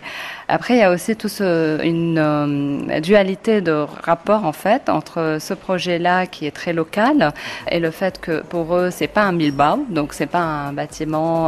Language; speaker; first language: French; native; French